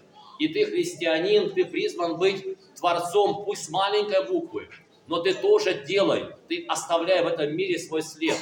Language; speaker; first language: Russian; native; Russian